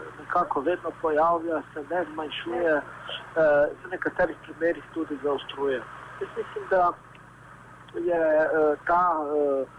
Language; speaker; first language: Slovenian; non-native, local second language; Romany